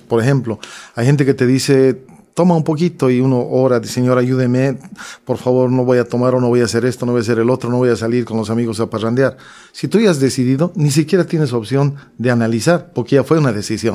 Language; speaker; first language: Spanish; native; Spanish